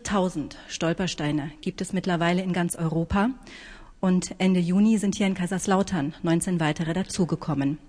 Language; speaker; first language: German; native; German